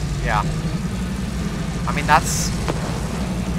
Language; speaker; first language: English; native; English